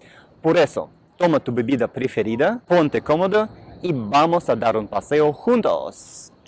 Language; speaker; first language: Spanish; non-native, fluent; Russian